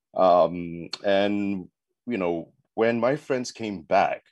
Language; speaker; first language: English; native; English